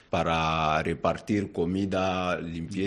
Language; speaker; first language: Spanish; non-native, learner; Bambara